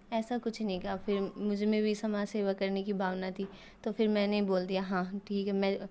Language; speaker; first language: Hindi; native; Hindi